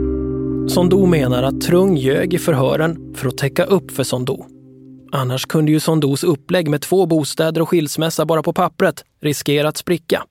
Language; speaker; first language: Swedish; native; Swedish